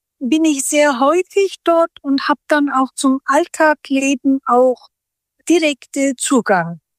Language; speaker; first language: German; early bilingual, other home language; Turkish